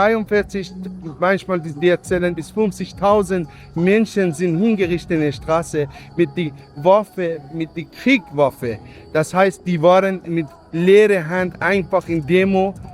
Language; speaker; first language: German; non-native, learner; Persian